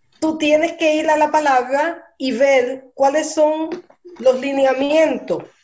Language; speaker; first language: Spanish; early bilingual, heritage; Spanish